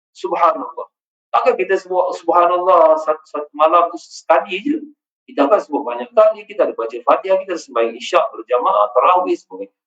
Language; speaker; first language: Malay; native; Malay